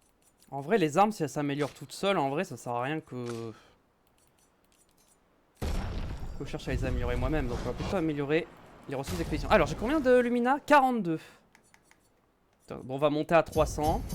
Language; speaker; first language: French; native; French